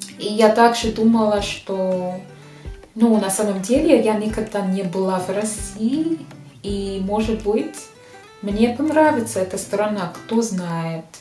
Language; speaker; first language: Russian; non-native, fluent; English